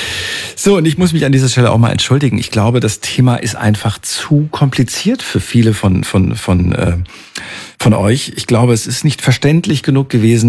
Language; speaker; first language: German; native; German